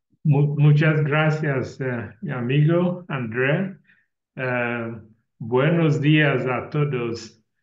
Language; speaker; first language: Spanish; non-native, learner; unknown